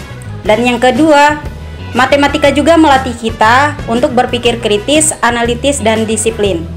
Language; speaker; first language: Indonesian; non-native, local second language; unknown